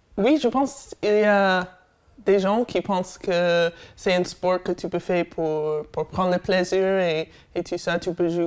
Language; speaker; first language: French; non-native, learner; English